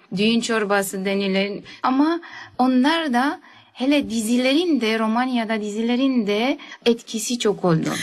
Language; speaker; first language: Turkish; early bilingual, heritage; Turkish